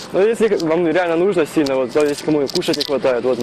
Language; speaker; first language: Russian; native; Russian